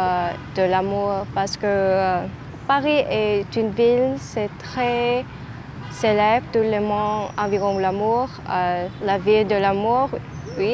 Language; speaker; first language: French; non-native, learner; Vietnamese